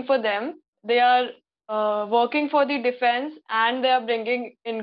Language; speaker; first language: English; non-native, local second language; Hindi